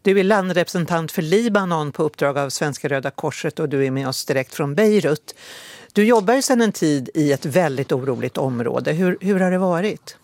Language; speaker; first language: Swedish; native; Swedish